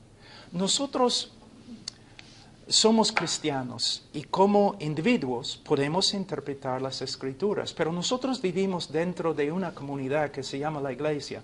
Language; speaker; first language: Spanish; non-native, fluent; English